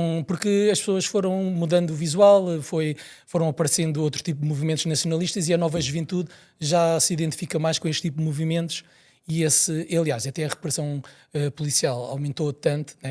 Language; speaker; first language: Portuguese; native; Portuguese